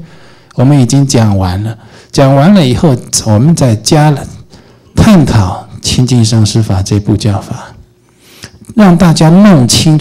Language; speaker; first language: Chinese; native; Chinese